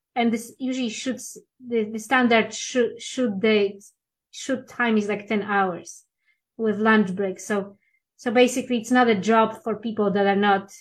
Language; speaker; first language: English; non-native, fluent; Polish